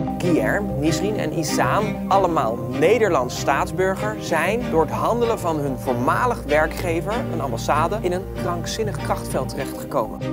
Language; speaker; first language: Dutch; native; Dutch